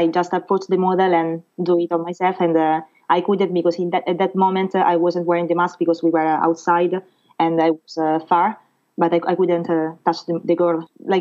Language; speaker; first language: English; non-native, fluent; Italian